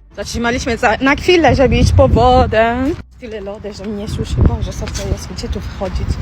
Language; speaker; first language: Polish; non-native, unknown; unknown